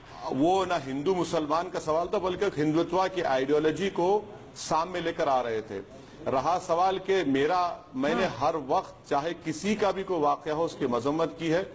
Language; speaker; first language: Urdu; native; Urdu